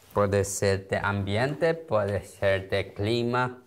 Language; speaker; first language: Spanish; non-native, learner; Korean